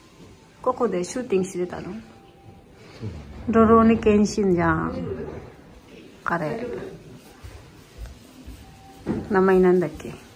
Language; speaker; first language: Japanese; non-native, learner; Filipino